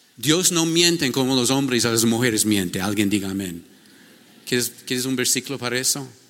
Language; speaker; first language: Spanish; non-native, fluent; English